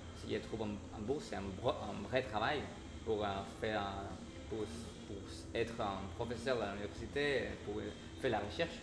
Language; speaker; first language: French; non-native, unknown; Spanish